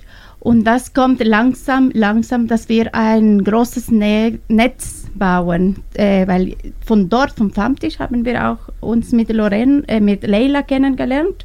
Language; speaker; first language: German; non-native, learner; Spanish